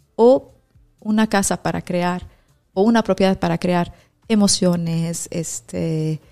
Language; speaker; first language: Spanish; non-native, fluent; Arabic